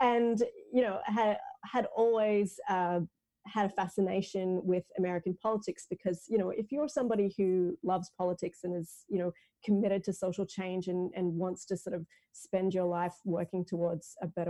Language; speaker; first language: English; native; English